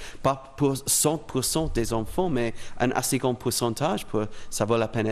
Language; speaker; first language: French; non-native, fluent; English